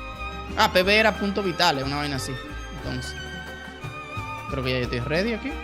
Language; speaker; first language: Spanish; native; Spanish